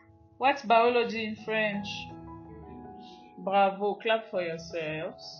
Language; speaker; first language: English; non-native, fluent; French